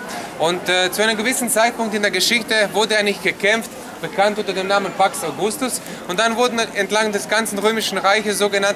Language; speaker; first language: German; non-native, fluent; Croatian